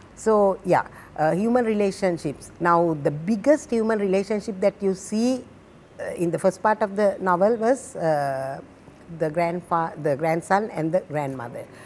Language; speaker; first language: English; non-native, local second language; Sinhala